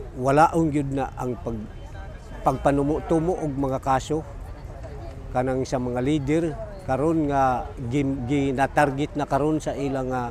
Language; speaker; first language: Cebuano; non-native, local second language; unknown